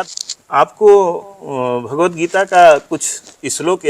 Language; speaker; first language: Hindi; native; Hindi